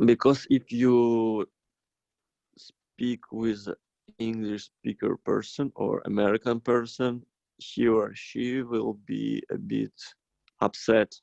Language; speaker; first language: English; non-native, fluent; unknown